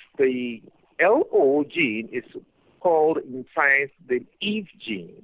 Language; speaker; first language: English; non-native, local second language; Igbo